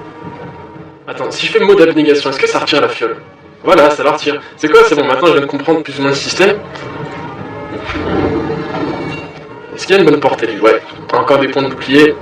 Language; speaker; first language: French; native; French